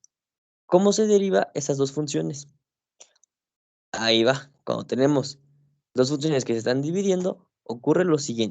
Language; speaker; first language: Spanish; native; Spanish